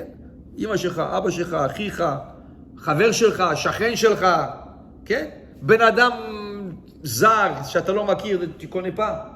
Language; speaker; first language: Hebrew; non-native, fluent; French